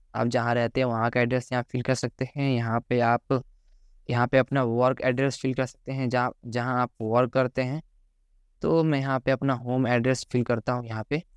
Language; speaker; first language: Hindi; native; Hindi